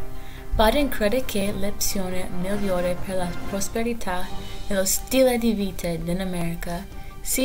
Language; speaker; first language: Italian; non-native, learner; English